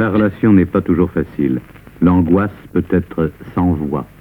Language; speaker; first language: French; native; French